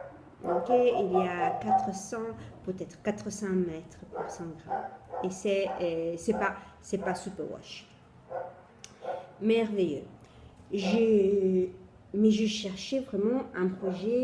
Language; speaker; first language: French; non-native, fluent; Italian